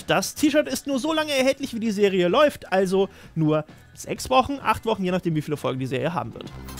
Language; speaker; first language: German; native; German